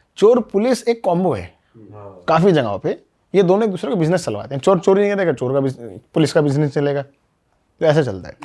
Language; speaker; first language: Hindi; native; Hindi